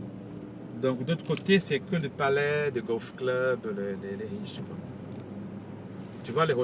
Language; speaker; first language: French; non-native, learner; Portuguese